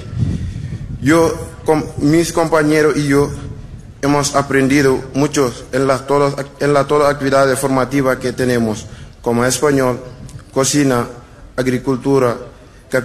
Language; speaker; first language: Spanish; non-native, learner; Wolof